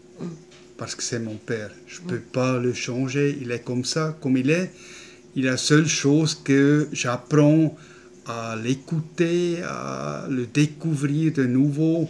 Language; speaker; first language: French; non-native, fluent; German